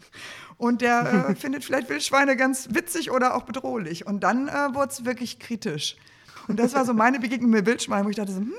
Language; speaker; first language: German; native; German